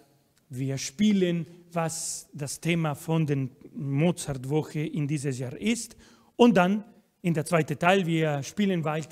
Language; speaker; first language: German; non-native, fluent; Spanish